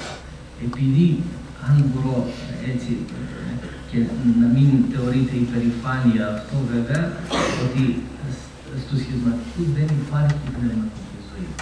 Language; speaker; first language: Greek; non-native, fluent; Macedonian